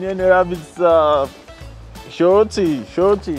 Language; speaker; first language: Russian; non-native, learner; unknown